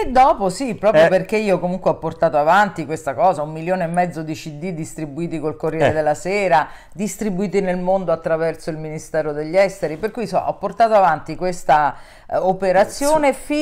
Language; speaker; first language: Italian; native; Italian